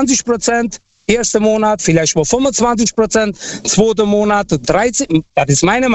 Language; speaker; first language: German; non-native, local second language; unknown